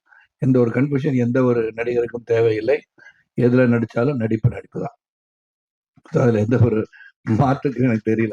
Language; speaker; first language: Tamil; native; Tamil